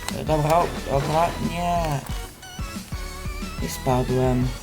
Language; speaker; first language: Polish; native; Polish